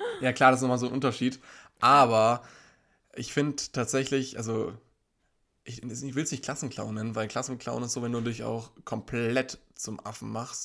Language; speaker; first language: German; native; German